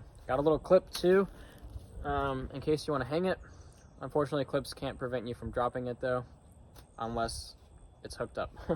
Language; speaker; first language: English; native; English